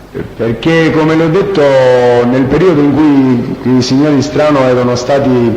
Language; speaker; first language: Italian; native; Italian